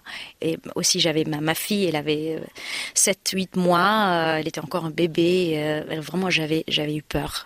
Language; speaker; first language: French; non-native, local second language; Arabic